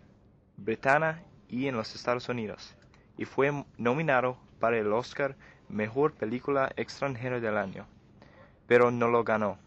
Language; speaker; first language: Spanish; non-native, learner; English